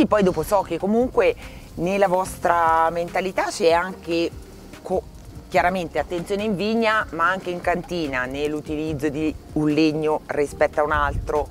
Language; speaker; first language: Italian; native; Italian